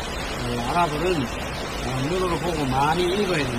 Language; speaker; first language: Arabic; non-native, learner; Korean